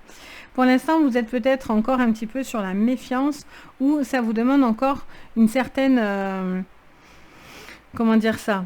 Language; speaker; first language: French; native; French